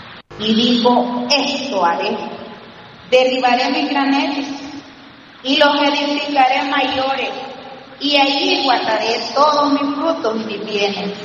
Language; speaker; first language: Spanish; native; Spanish